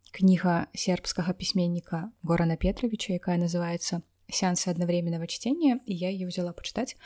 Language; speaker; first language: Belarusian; non-native, local second language; Russian